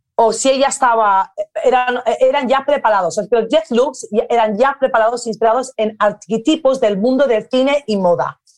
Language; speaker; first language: Spanish; early bilingual, other home language; English